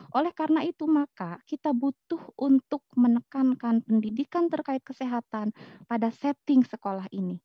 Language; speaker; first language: Indonesian; native; Indonesian